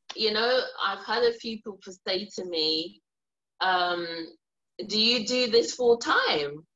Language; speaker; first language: English; early bilingual, other home language; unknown